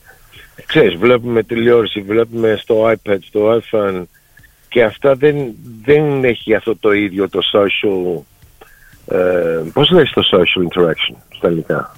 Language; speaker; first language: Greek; early bilingual, heritage; Greek